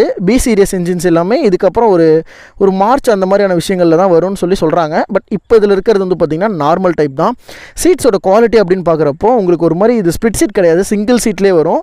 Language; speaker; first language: Tamil; native; Tamil